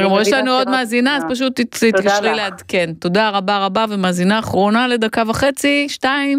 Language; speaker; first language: Hebrew; native; Hebrew